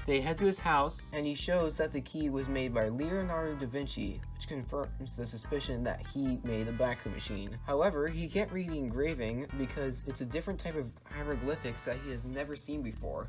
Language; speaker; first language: English; native; English